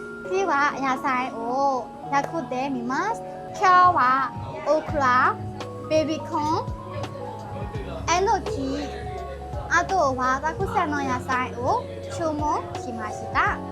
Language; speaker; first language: Japanese; non-native, learner; Burmese